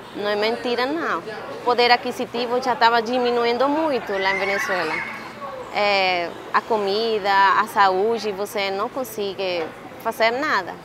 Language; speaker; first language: Portuguese; non-native, learner; Spanish